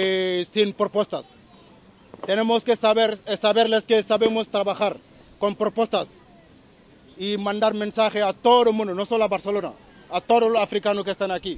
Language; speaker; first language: Spanish; non-native, learner; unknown